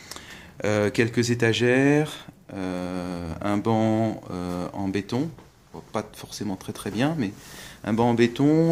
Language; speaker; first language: French; native; French